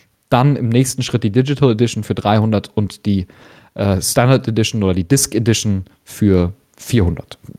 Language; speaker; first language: German; native; German